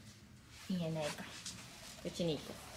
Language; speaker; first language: Japanese; non-native, learner; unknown